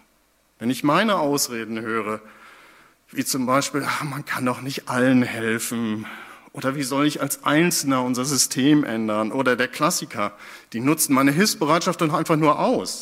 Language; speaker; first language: German; native; German